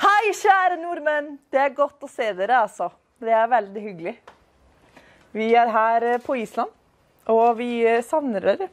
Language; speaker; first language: Norwegian; non-native, fluent; Icelandic